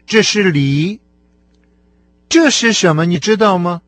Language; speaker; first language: Chinese; non-native, fluent; Russian